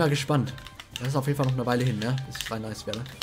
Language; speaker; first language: German; native; German